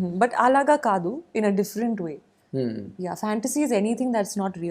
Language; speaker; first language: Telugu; non-native, fluent; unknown